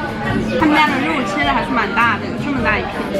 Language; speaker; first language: Chinese; native; Chinese